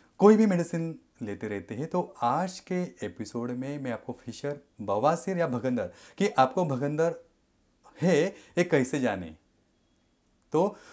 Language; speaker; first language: Hindi; non-native, local second language; Marathi